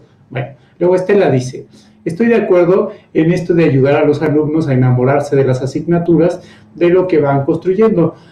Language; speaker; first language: Spanish; native; Spanish